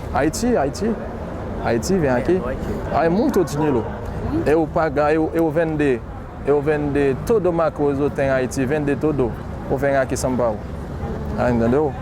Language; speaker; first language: Portuguese; non-native, learner; Haitian Creole